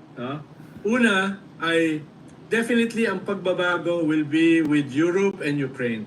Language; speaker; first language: Filipino; native; Filipino